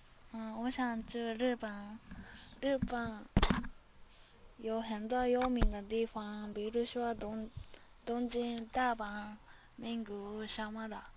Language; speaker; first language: Chinese; non-native, learner; Japanese